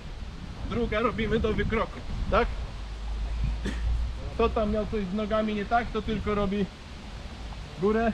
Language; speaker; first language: Polish; native; Polish